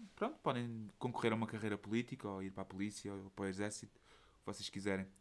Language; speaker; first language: Portuguese; native; Portuguese